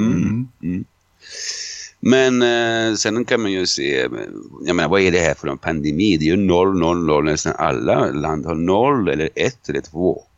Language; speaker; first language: Swedish; non-native, fluent; Italian